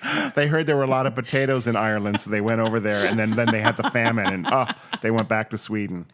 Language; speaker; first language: English; native; English